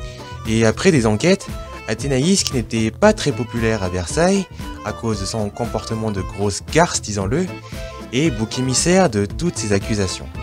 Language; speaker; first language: French; native; French